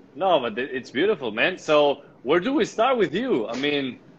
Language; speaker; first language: English; non-native, fluent; Spanish